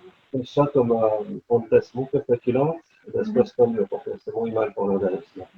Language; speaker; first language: Spanish; non-native, learner; French